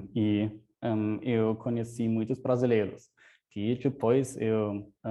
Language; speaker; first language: Portuguese; non-native, fluent; German